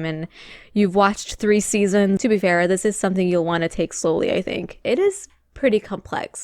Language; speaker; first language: English; native; English